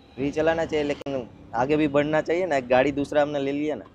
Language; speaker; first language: Hindi; non-native, local second language; Gujarati